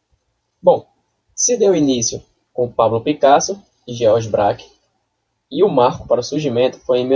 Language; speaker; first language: Portuguese; native; Portuguese